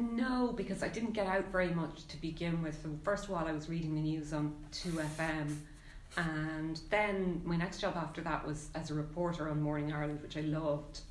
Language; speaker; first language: English; native; English